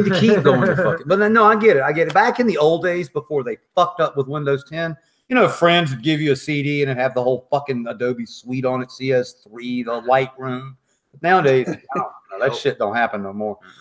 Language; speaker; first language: English; native; English